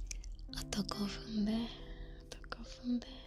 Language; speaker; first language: Japanese; non-native, learner; Spanish